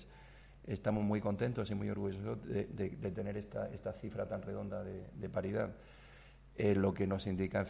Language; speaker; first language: Spanish; native; Spanish